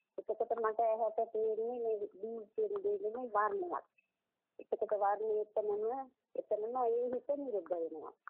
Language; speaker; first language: Sinhala; native; Sinhala